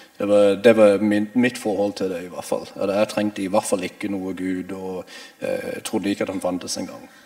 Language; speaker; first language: Norwegian; non-native, fluent; English